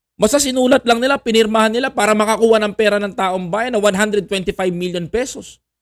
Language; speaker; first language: Filipino; native; Filipino